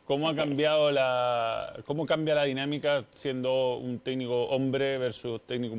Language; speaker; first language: Spanish; native; Spanish